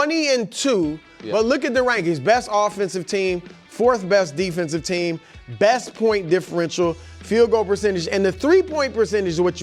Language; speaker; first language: English; native; English